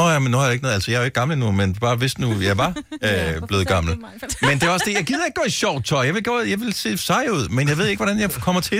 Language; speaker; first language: Danish; native; Danish